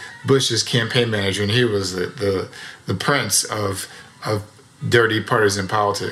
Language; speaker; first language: English; native; English